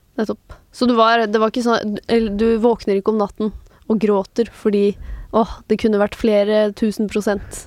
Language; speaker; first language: Norwegian; native; Norwegian